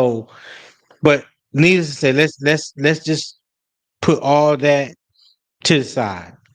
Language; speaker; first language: English; native; English